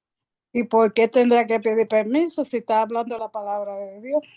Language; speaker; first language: Spanish; early bilingual, heritage; Spanish